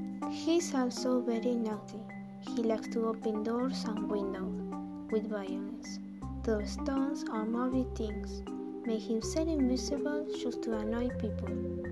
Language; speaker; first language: English; non-native, learner; Spanish